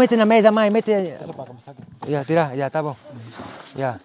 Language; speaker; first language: Portuguese; non-native, learner; Vietnamese